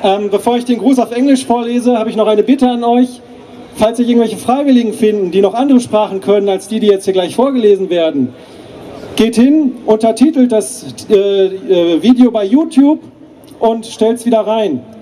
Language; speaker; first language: German; native; German